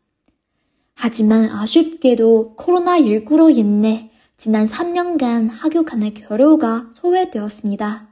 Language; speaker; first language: Korean; non-native, fluent; Chinese